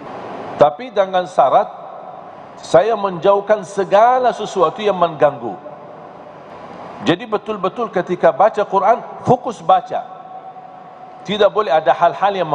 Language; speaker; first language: Indonesian; non-native, fluent; Arabic